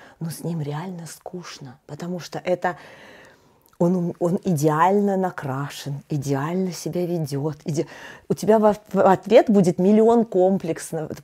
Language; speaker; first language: Russian; native; Russian